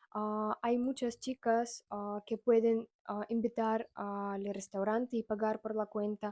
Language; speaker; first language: Spanish; non-native, fluent; Russian